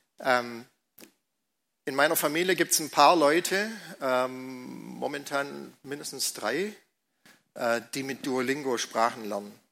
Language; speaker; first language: German; native; German